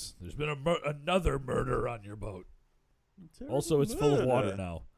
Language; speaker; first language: English; native; English